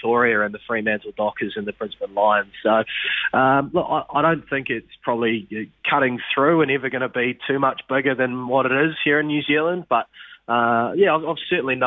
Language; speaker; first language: English; native; English